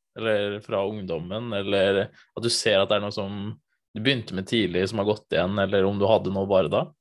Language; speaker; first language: Norwegian; native; Norwegian